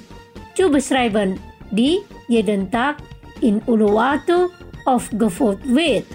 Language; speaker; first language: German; non-native, local second language; Indonesian